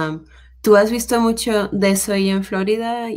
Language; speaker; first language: Spanish; non-native, fluent; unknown